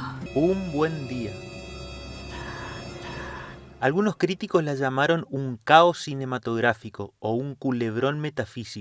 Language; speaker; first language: Spanish; native; Spanish